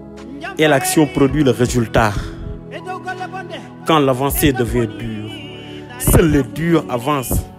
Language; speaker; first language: French; non-native, local second language; Wolof